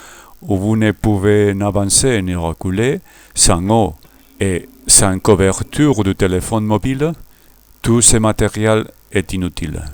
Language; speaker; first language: French; non-native, learner; Spanish